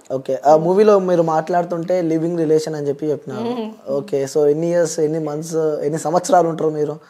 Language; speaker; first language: Telugu; native; Telugu